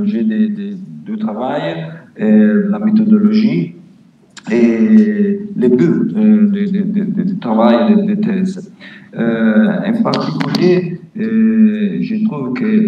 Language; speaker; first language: French; non-native, fluent; Italian